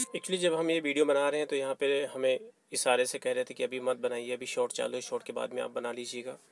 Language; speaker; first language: Hindi; native; Hindi